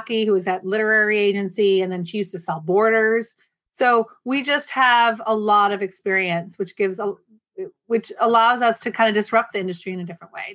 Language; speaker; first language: English; native; English